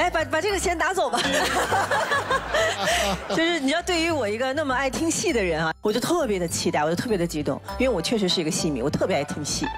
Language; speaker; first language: Chinese; native; Chinese